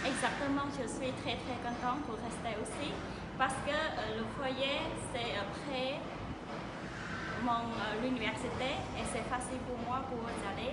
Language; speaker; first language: French; non-native, learner; Khmer